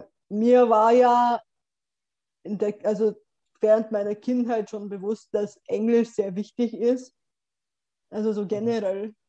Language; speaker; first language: German; non-native, fluent; Bulgarian